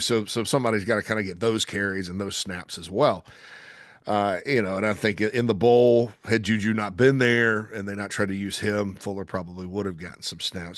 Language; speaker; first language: English; native; English